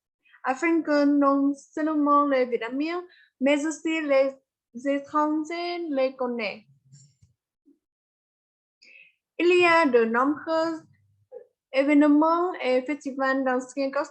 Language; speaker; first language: French; non-native, learner; Vietnamese